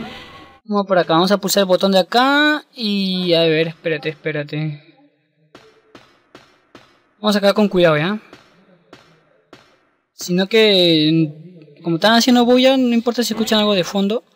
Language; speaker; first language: Spanish; native; Spanish